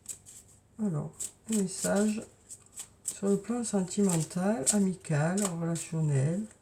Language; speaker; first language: French; native; French